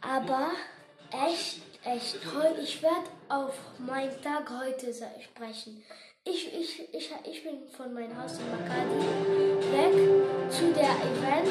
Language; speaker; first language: German; non-native, learner; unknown